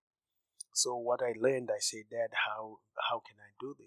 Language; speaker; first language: English; non-native, local second language; Shona